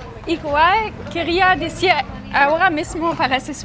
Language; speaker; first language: Spanish; non-native, learner; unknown